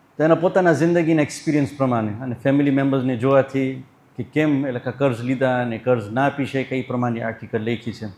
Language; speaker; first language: Gujarati; early bilingual, heritage; Gujarati